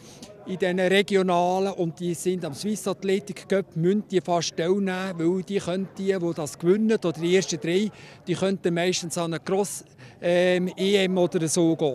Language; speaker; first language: German; native; German